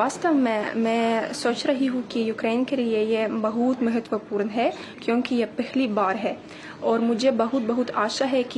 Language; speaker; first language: Hindi; non-native, fluent; Ukrainian